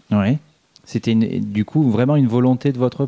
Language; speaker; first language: French; native; French